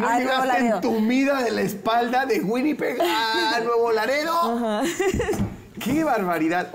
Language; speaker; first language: Spanish; native; Spanish